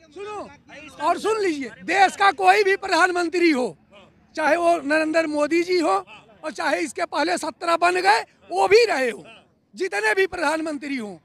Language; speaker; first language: Hindi; native; Hindi